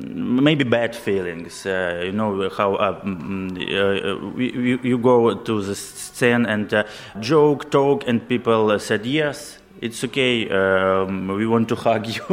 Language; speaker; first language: English; non-native, learner; Ukrainian